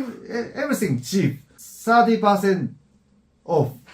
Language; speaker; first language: English; non-native, learner; Japanese